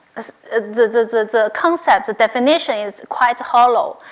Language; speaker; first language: English; non-native, learner; Chinese